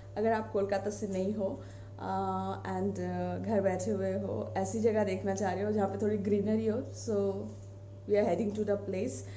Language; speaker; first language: Hindi; native; Hindi